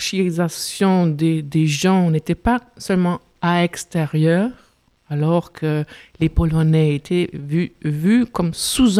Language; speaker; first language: French; non-native, fluent; German